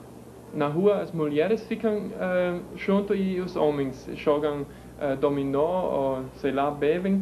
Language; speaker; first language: Portuguese; non-native, fluent; German